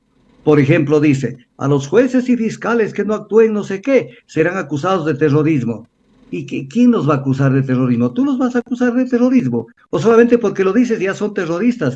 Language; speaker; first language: Spanish; native; Spanish